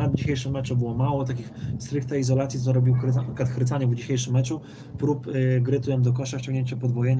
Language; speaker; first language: Polish; native; Polish